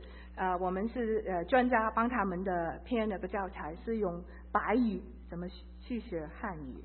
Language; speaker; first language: Chinese; early bilingual, heritage; Chinese